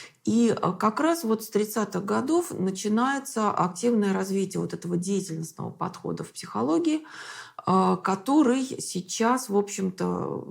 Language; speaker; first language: Russian; native; Russian